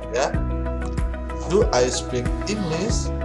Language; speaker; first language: English; non-native, learner; Indonesian